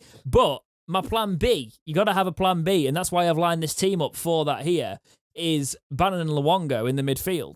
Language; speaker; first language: English; native; English